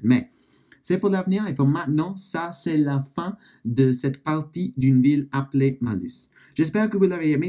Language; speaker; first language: French; non-native, learner; English